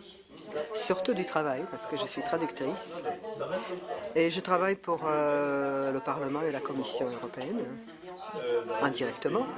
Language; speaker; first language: French; non-native, fluent; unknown